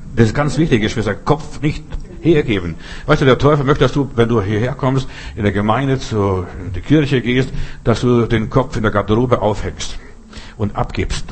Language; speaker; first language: German; non-native, fluent; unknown